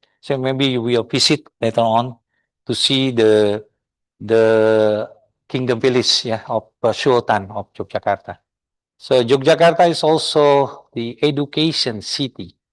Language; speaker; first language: English; non-native, fluent; Indonesian